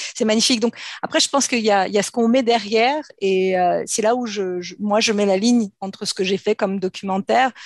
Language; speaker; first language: French; native; French